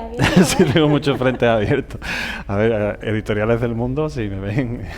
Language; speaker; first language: Spanish; native; Spanish